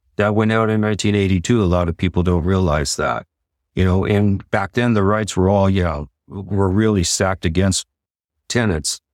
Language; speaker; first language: English; native; English